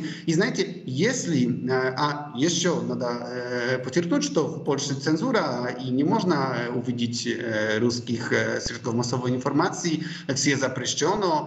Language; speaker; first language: Russian; non-native, fluent; Polish